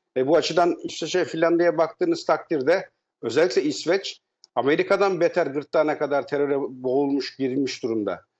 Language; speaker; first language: Turkish; native; Turkish